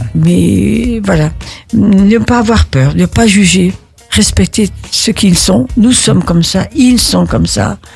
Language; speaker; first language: French; early bilingual, other home language; Italian